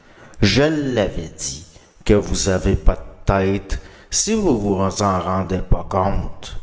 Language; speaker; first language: French; native; French